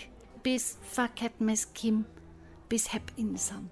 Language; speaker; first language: Turkish; non-native, learner; English